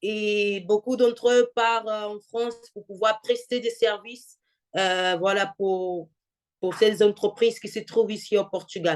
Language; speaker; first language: French; non-native, fluent; Portuguese